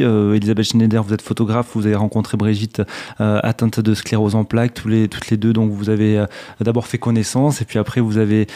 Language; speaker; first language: French; native; French